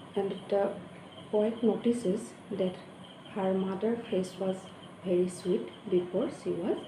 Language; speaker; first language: English; non-native, local second language; Assamese